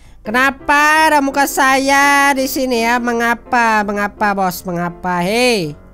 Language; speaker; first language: Indonesian; native; Indonesian